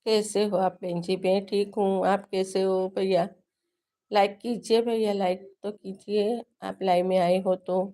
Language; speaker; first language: Hindi; non-native, local second language; Gujarati